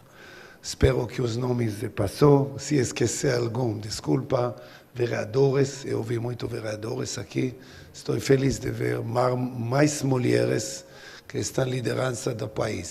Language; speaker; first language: Portuguese; non-native, learner; Hebrew